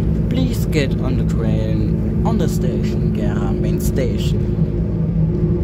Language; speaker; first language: English; non-native, learner; German